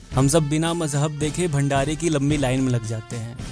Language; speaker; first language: Hindi; native; Hindi